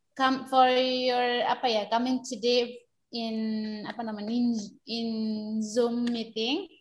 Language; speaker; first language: English; non-native, learner; Indonesian